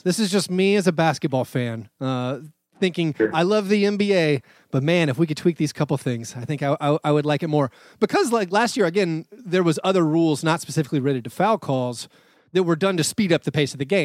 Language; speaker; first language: English; native; English